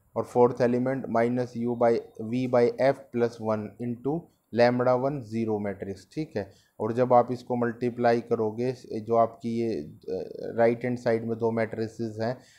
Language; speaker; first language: Hindi; native; Hindi